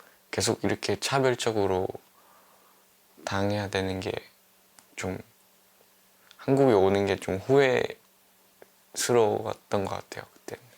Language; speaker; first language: Korean; early bilingual, other home language; English